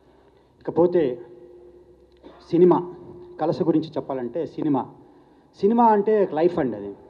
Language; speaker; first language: Telugu; native; Telugu